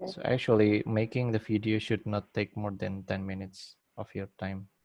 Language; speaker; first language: English; non-native, fluent; Indonesian